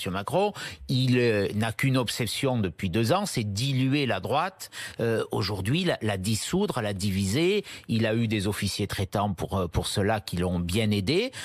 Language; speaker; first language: French; native; French